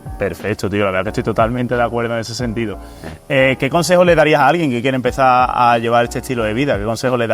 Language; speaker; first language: Spanish; native; Spanish